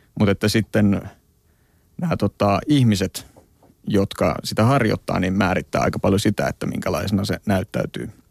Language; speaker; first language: Finnish; native; Finnish